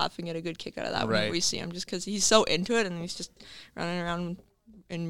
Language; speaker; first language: English; native; English